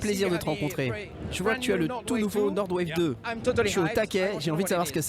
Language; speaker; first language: French; native; French